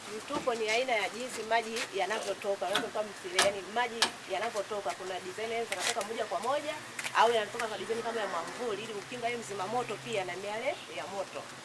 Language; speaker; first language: Swahili; native; Swahili